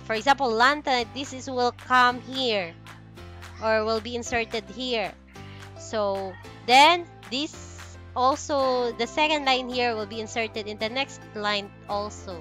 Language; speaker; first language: English; non-native, local second language; Cebuano